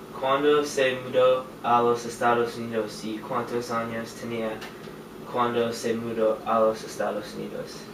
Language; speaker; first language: Spanish; non-native, learner; English